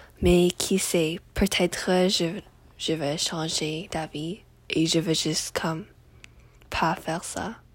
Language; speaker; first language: French; non-native, learner; English